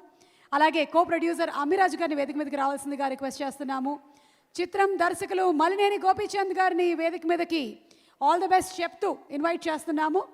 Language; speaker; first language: Telugu; native; Telugu